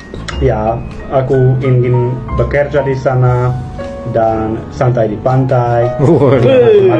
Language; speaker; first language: Indonesian; non-native, fluent; Hungarian